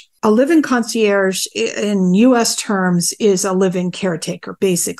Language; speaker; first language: English; native; English